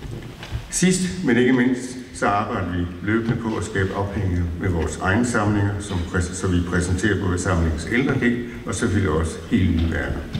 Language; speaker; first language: Danish; native; Danish